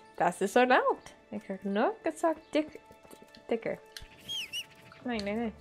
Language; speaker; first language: German; non-native, learner; Dutch